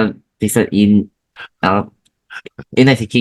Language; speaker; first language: English; non-native, learner; Vietnamese